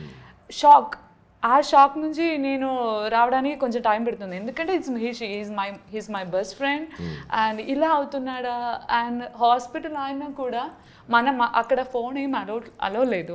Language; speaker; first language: Telugu; non-native, learner; Malayalam